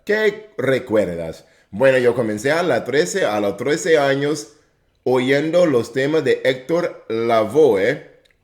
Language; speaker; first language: Spanish; non-native, fluent; English